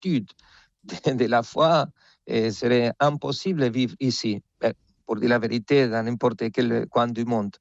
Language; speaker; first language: French; non-native, fluent; Spanish